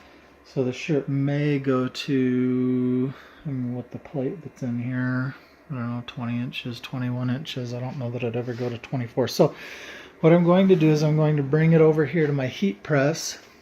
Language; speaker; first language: English; native; English